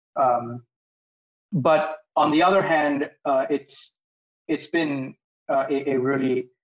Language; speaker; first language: English; non-native, local second language; Hindi